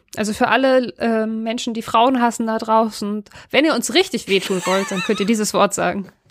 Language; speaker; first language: German; native; German